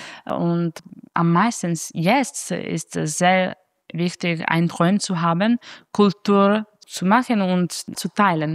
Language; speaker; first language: German; non-native, fluent; Italian